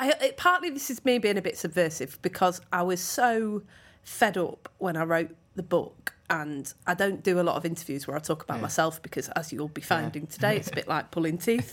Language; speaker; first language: English; native; English